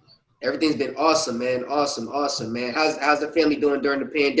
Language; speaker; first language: English; native; English